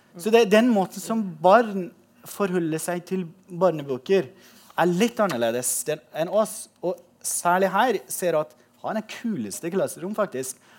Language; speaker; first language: Norwegian; non-native, fluent; Persian